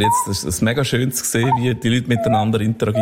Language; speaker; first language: German; native; German